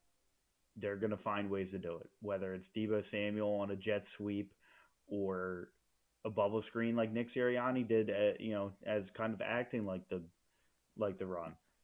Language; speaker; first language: English; native; English